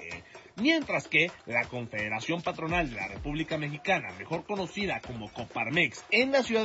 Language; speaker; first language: Spanish; native; Spanish